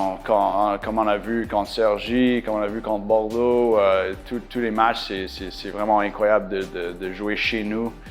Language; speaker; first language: French; non-native, local second language; English